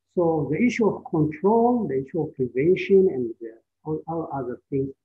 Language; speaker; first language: English; non-native, fluent; Amharic